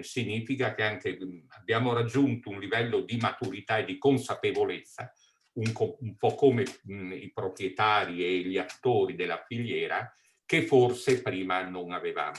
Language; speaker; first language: Italian; native; Italian